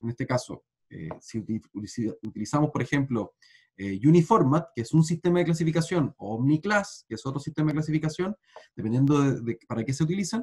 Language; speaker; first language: Spanish; native; Spanish